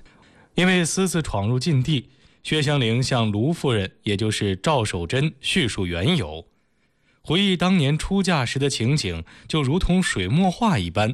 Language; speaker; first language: Chinese; native; Chinese